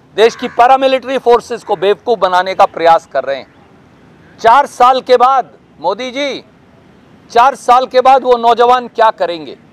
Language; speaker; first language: Hindi; native; Hindi